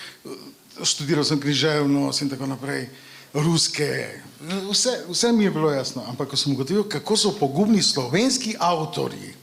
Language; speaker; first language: Slovenian; non-native, fluent; Macedonian